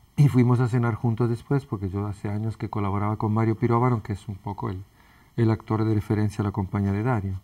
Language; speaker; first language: Spanish; early bilingual, other home language; Italian